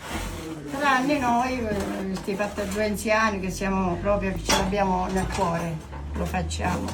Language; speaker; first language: Italian; native; Italian